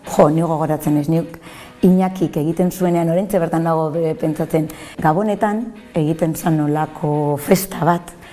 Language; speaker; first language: Basque; non-native, local second language; Spanish